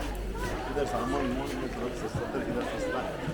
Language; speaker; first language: Hindi; non-native, local second language; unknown